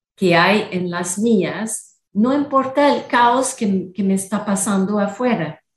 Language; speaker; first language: Spanish; non-native, fluent; English